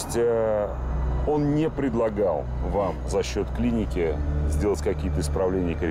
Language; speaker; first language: Russian; native; Russian